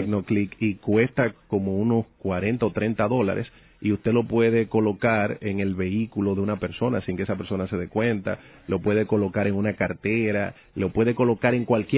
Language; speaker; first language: Spanish; native; Spanish